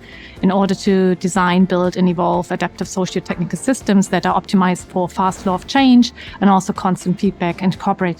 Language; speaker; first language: English; non-native, fluent; German